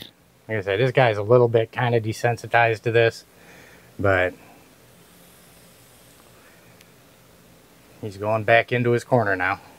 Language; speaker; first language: English; native; English